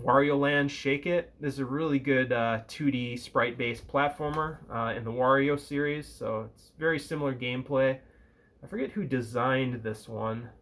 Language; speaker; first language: English; native; English